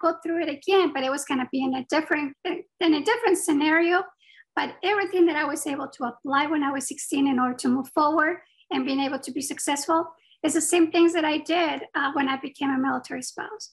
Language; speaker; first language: English; non-native, fluent; Spanish